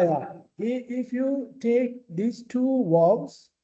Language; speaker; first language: English; non-native, local second language; Tibetan